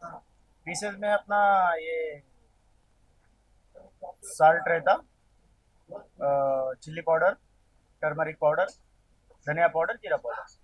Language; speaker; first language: Hindi; non-native, local second language; Telugu